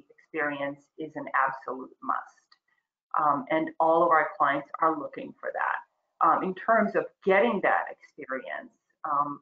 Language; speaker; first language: English; non-native, fluent; Croatian